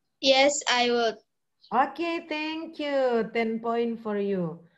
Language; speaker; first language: English; non-native, fluent; Indonesian